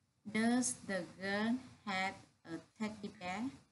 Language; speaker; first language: English; non-native, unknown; Vietnamese